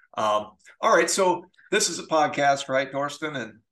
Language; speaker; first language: English; native; English